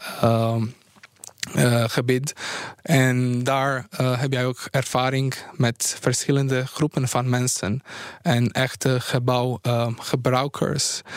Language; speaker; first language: Dutch; non-native, fluent; Bosnian